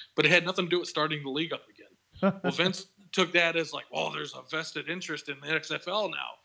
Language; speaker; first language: English; native; English